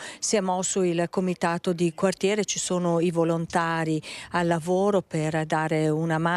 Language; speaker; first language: Italian; native; Italian